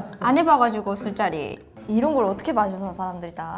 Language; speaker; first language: Korean; non-native, fluent; Japanese